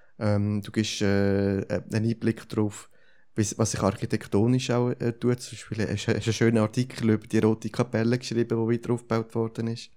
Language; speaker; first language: German; native; German